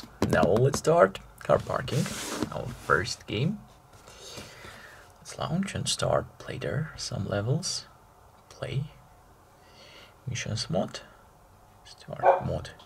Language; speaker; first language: English; non-native, learner; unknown